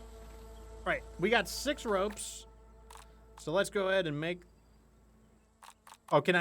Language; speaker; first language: English; native; English